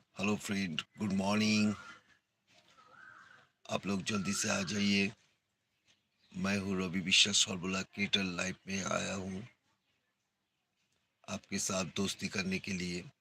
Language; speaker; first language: Hindi; non-native, local second language; Bangla